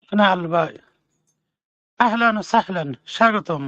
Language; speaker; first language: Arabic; non-native, learner; Bangla